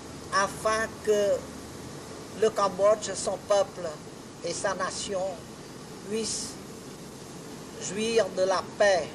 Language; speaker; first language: French; non-native, local second language; Khmer